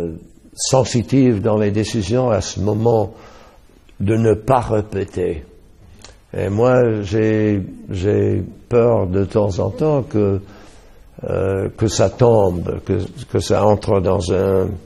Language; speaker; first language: French; non-native, fluent; English